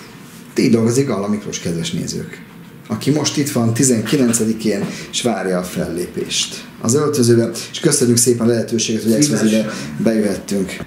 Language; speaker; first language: Hungarian; native; Hungarian